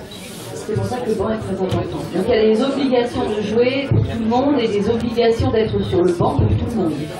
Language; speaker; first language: French; native; French